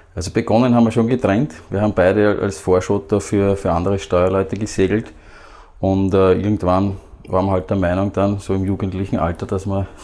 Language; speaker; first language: German; native; German